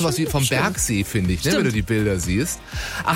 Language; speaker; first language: German; native; German